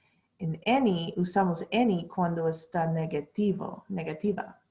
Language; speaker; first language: Spanish; non-native, fluent; English